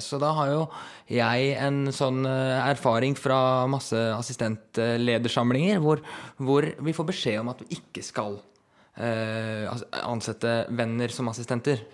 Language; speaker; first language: Norwegian; native; Norwegian